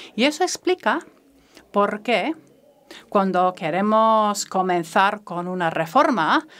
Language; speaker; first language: Spanish; non-native, fluent; French